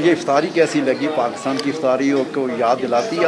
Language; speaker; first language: Urdu; native; Urdu